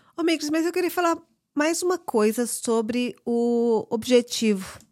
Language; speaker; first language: Portuguese; early bilingual, heritage; English